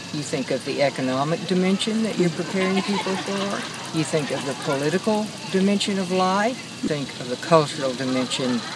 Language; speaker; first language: English; native; English